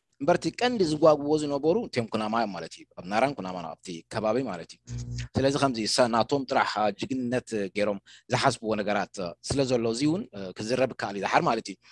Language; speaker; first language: Tigrinya; non-native, local second language; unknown